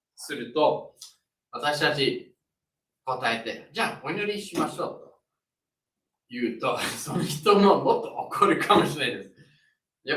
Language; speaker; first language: Japanese; non-native, learner; English